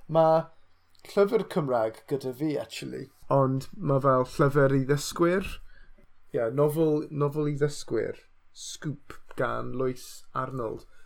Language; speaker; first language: Welsh; non-native, local second language; English